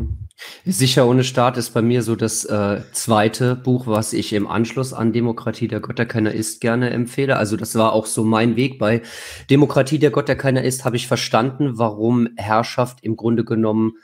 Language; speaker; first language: German; native; German